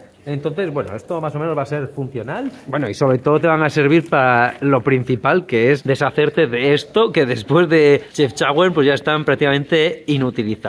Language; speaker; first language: Spanish; native; Spanish